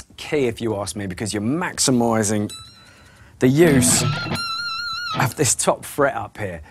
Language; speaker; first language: English; native; English